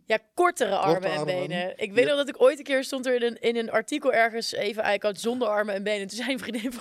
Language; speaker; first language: Dutch; native; Dutch